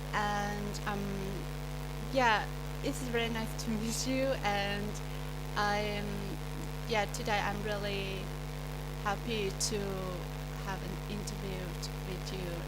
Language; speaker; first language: English; non-native, learner; Vietnamese